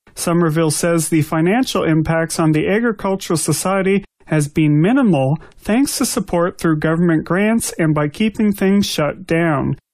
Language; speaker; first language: English; native; English